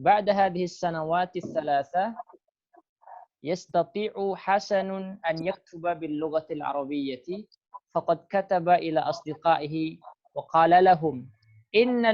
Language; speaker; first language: Arabic; non-native, fluent; Indonesian